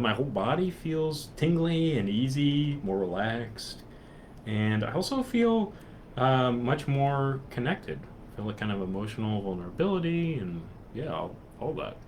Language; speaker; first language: English; native; English